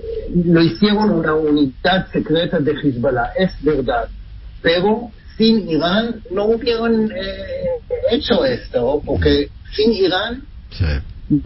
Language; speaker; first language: Spanish; non-native, fluent; Hebrew